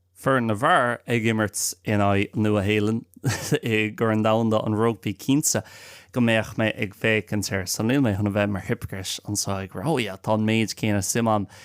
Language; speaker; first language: Irish; non-native, local second language; English